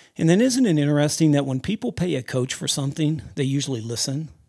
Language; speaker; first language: English; native; English